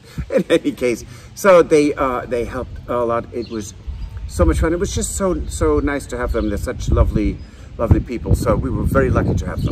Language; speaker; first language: English; non-native, fluent; German